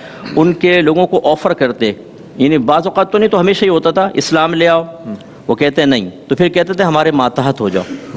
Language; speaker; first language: Urdu; native; Urdu